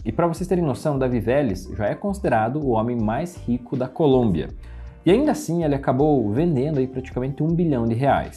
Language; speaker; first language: Portuguese; native; Portuguese